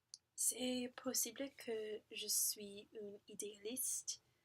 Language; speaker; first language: French; non-native, learner; English